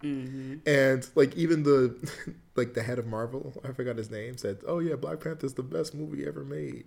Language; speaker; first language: English; native; English